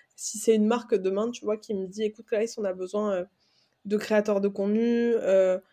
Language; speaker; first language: French; native; French